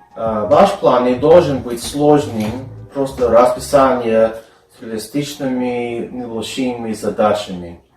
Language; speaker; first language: Russian; non-native, fluent; English